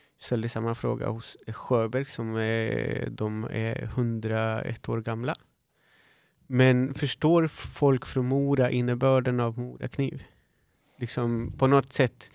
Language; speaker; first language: Swedish; non-native, fluent; Spanish